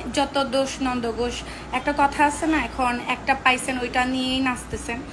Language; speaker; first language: Bangla; non-native, local second language; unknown